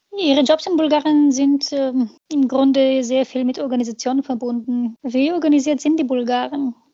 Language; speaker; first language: German; non-native, fluent; Bulgarian